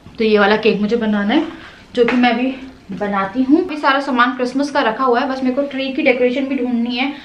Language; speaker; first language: Hindi; native; Hindi